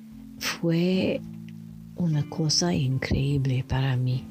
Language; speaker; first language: Spanish; non-native, learner; French